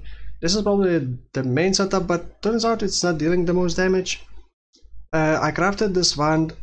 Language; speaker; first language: English; non-native, fluent; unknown